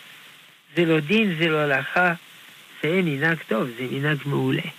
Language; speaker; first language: Hebrew; non-native, fluent; French